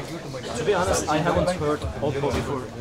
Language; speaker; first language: English; non-native, fluent; Turkish